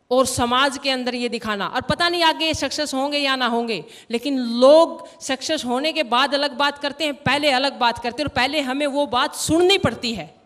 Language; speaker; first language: Hindi; native; Hindi